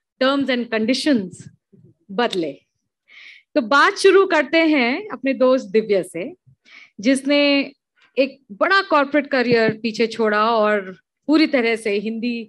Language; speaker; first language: Hindi; native; Hindi